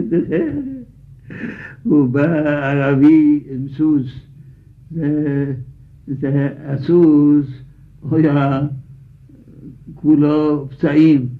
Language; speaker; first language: Hebrew; non-native, fluent; Yiddish